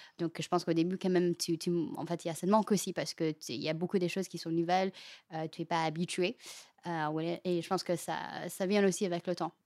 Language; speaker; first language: French; non-native, fluent; Chinese